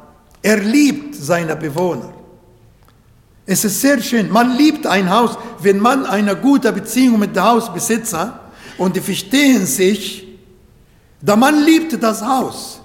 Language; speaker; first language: German; non-native, learner; Arabic